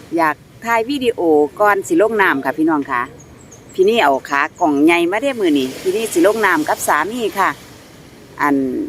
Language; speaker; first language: Thai; non-native, local second language; Northeastern Thai